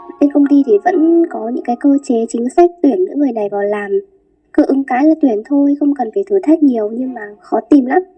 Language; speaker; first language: Vietnamese; native; Vietnamese